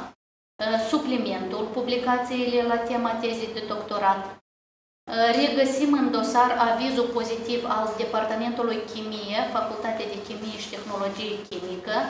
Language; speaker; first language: Romanian; native; Romanian